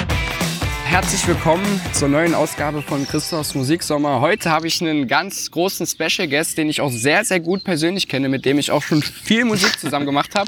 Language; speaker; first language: German; native; German